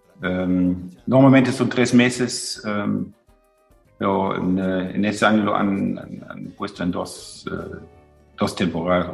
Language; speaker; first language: Spanish; non-native, fluent; German